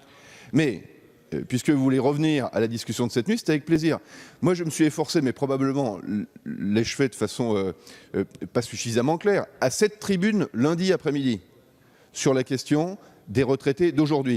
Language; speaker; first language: French; native; French